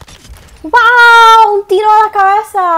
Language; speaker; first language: Spanish; non-native, learner; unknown